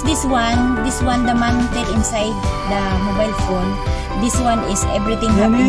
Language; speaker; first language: English; non-native, learner; Filipino